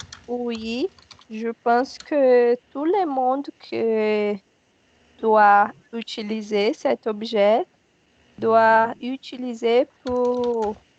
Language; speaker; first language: French; non-native, learner; Portuguese